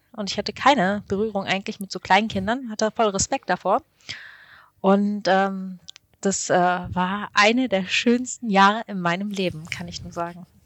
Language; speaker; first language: German; early bilingual, other home language; Arabic